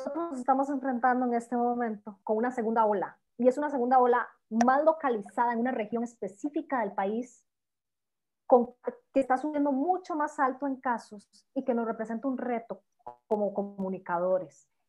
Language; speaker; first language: Spanish; native; Spanish